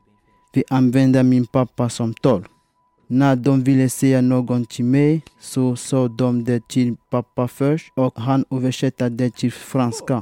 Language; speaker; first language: Swedish; non-native, fluent; French